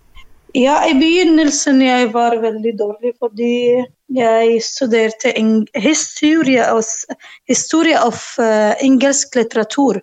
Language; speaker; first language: Norwegian; non-native, learner; Arabic